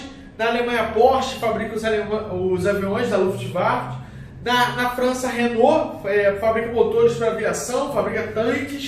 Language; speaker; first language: Portuguese; native; Portuguese